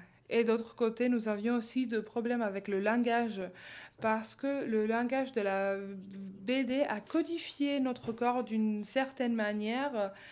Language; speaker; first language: French; non-native, fluent; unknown